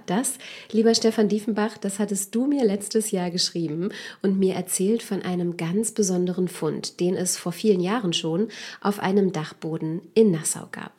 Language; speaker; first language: German; native; German